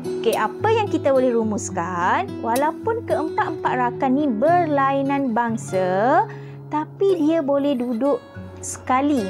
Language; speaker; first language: Malay; native; Malay